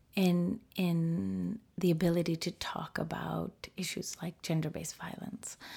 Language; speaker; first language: English; early bilingual, other home language; Spanish